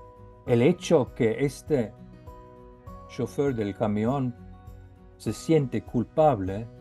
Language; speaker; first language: Spanish; non-native, fluent; Norwegian